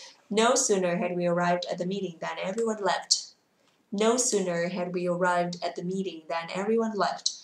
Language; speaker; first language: English; non-native, fluent; Vietnamese